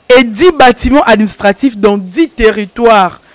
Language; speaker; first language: French; non-native, local second language; Lingala